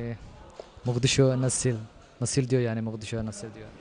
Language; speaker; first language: Turkish; non-native, learner; Somali